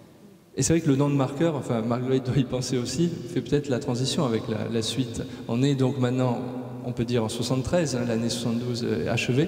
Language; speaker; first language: French; native; French